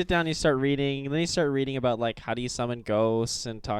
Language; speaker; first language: English; native; English